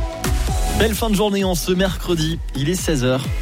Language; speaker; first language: French; native; French